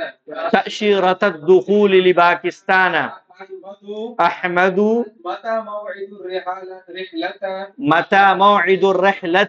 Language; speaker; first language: Arabic; non-native, fluent; Urdu